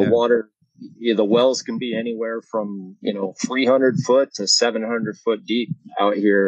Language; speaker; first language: English; native; English